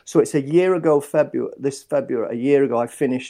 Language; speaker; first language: English; native; English